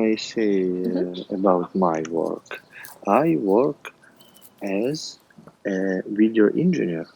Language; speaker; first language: English; non-native, learner; Russian